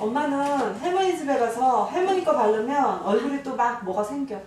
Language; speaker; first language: Korean; native; Korean